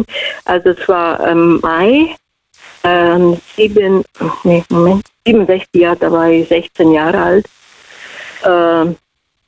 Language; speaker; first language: German; non-native, fluent; Slovenian